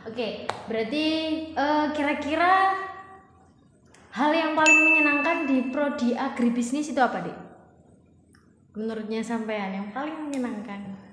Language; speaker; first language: Indonesian; non-native, local second language; Javanese